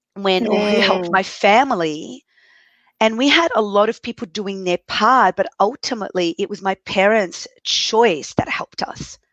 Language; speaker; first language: English; early bilingual, other home language; Arabic